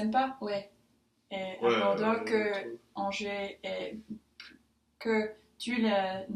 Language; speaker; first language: French; non-native, learner; English